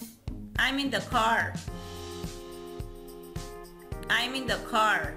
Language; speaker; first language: English; non-native, fluent; Spanish